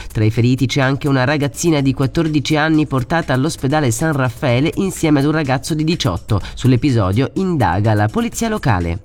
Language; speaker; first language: Italian; native; Italian